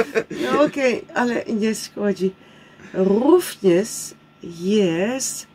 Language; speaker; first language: Polish; non-native, learner; Dutch